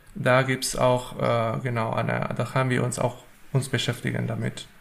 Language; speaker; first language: German; non-native, fluent; Spanish